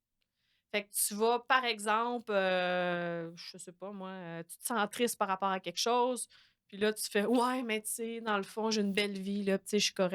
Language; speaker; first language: French; native; French